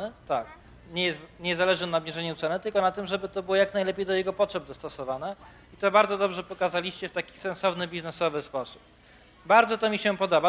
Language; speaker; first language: Polish; native; Polish